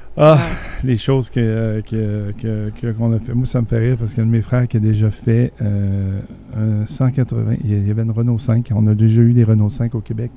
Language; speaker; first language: French; native; French